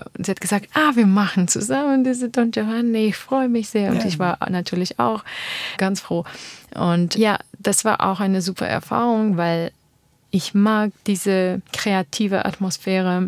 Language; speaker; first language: German; non-native, learner; Armenian